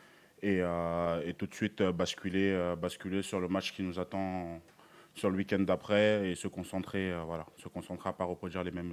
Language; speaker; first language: French; native; French